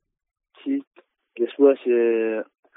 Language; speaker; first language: Spanish; non-native, learner; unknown